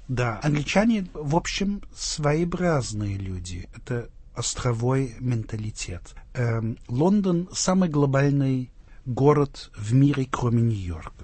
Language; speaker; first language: Russian; non-native, fluent; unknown